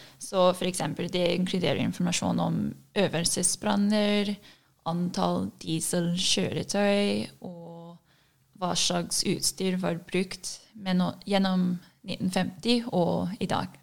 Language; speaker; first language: Norwegian; non-native, fluent; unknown